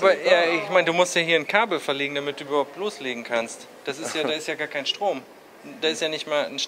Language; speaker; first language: German; native; German